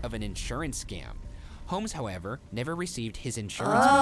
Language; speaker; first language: English; native; English